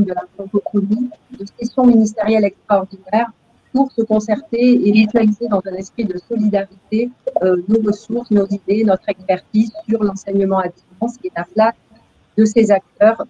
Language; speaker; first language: French; native; French